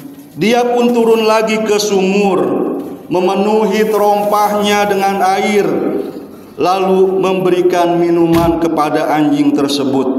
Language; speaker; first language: Indonesian; native; Indonesian